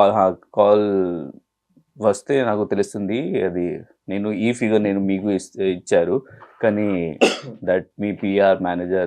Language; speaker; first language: Telugu; non-native, learner; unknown